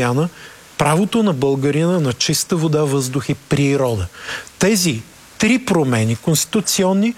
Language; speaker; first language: Bulgarian; native; Bulgarian